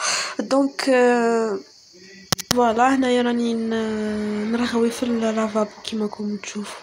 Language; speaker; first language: Arabic; early bilingual, heritage; Arabic